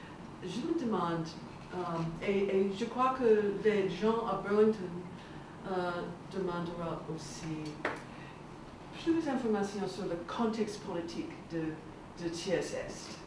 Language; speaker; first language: French; non-native, learner; English